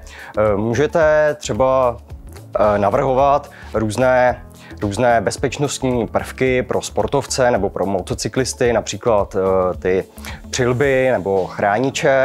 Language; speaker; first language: Czech; native; Czech